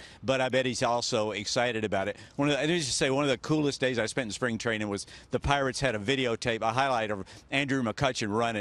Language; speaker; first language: English; native; English